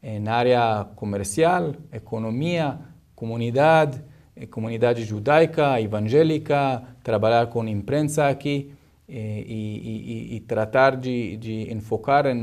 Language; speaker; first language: Portuguese; non-native, learner; Hebrew